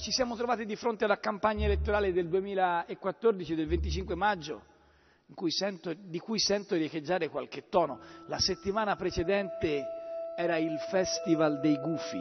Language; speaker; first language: Italian; native; Italian